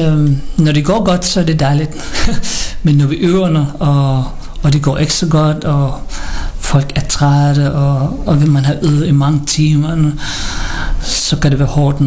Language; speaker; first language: Danish; early bilingual, other home language; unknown